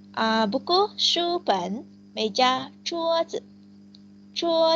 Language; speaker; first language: Chinese; non-native, fluent; Malay